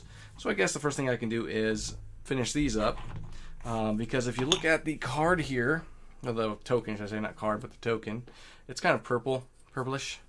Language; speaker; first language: English; native; English